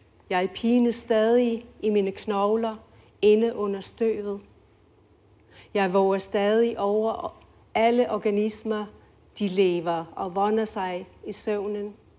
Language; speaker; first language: Danish; non-native, local second language; Kalaallisut